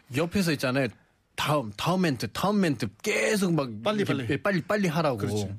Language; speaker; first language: Korean; non-native, fluent; Nepali